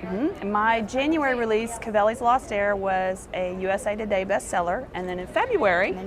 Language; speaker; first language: English; native; English